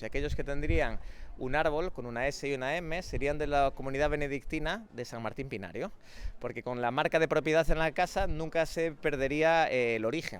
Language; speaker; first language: Spanish; native; Spanish